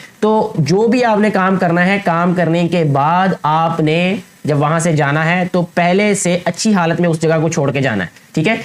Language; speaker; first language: Urdu; non-native, local second language; Punjabi